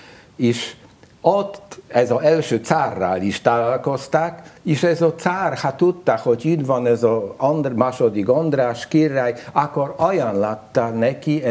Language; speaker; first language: Hungarian; non-native, learner; Polish